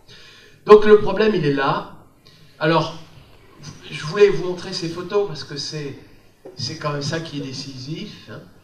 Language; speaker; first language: French; native; French